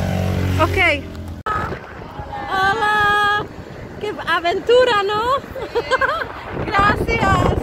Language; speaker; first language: Spanish; non-native, learner; Czech